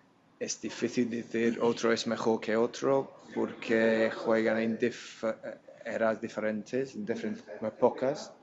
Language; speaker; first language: Spanish; non-native, fluent; English